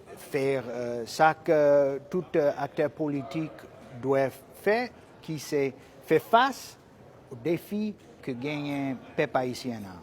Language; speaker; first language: Haitian Creole; non-native, fluent; English